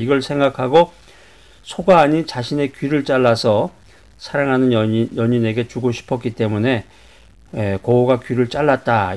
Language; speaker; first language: Korean; native; Korean